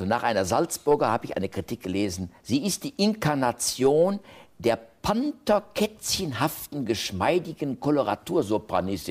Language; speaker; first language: German; native; German